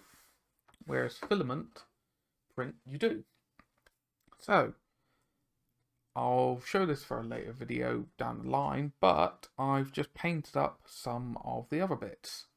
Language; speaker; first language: English; native; English